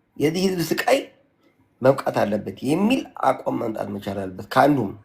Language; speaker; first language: Amharic; native; Amharic